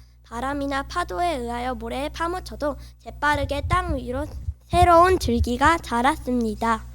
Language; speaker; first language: Korean; native; Korean